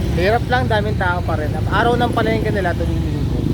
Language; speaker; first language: Filipino; native; Filipino